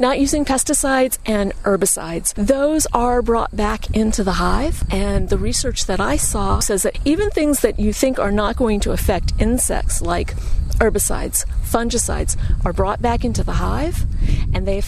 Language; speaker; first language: English; native; English